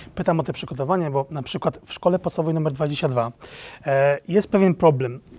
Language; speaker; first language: Polish; native; Polish